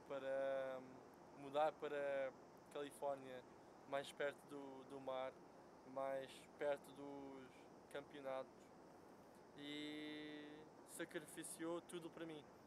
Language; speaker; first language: Portuguese; non-native, fluent; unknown